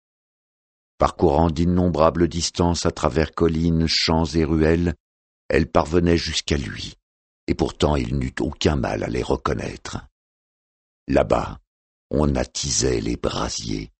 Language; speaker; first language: French; native; French